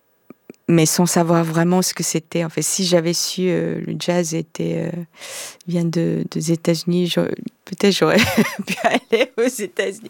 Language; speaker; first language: French; non-native, fluent; Korean